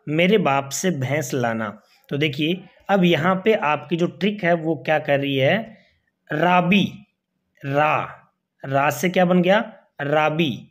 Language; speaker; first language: Hindi; native; Hindi